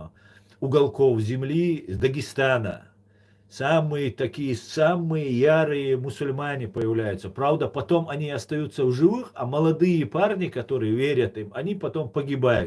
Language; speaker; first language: Russian; non-native, local second language; Chechen